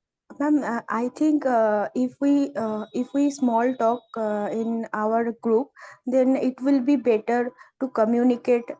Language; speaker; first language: English; non-native, learner; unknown